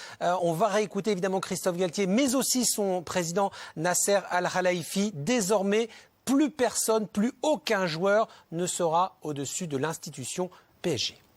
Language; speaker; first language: French; native; French